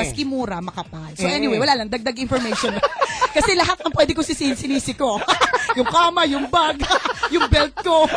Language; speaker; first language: Filipino; native; Filipino